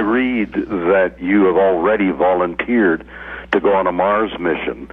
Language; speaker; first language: English; native; English